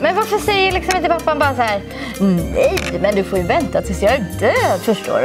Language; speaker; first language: Swedish; native; Swedish